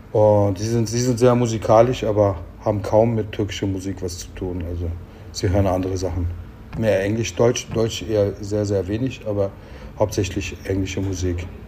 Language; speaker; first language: German; early bilingual, other home language; Turkish